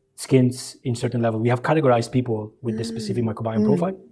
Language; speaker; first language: English; early bilingual, other home language; Albanian